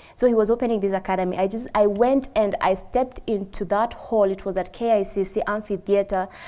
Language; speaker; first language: English; non-native, local second language; Kikuyu